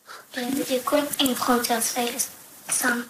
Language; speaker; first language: Danish; early bilingual, heritage; Danish